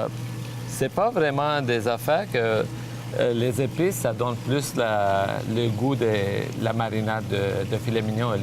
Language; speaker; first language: French; non-native, fluent; Armenian